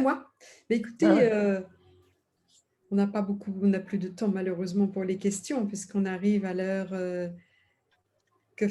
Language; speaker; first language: French; non-native, fluent; Spanish